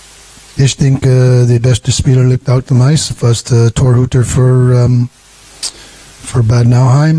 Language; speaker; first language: German; non-native, learner; English